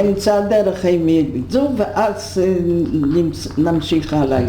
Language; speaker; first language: Hebrew; non-native, fluent; Polish